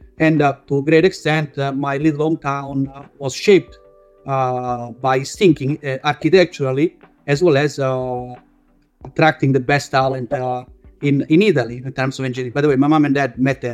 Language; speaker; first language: English; non-native, fluent; Italian